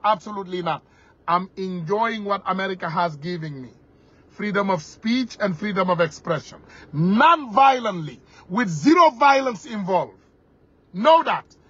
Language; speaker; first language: English; non-native, fluent; Wolof